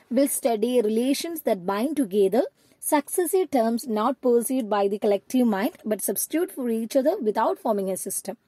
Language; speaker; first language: English; non-native, local second language; Malayalam